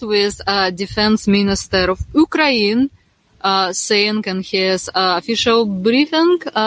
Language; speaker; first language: English; non-native, fluent; Russian